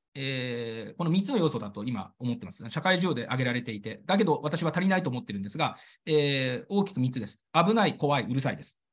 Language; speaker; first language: Japanese; native; Japanese